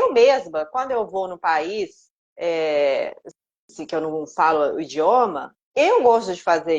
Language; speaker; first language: Portuguese; non-native, fluent; Japanese